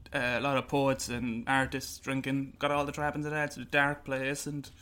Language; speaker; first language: English; native; English